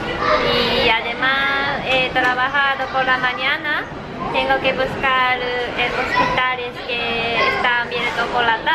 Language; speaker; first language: Spanish; non-native, fluent; Japanese